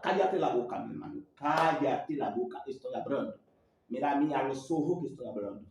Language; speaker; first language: Spanish; non-native, learner; Haitian Creole